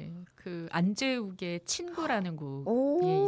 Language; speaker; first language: Korean; native; Korean